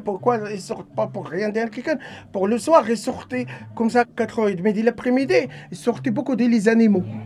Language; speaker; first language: French; non-native, learner; Arabic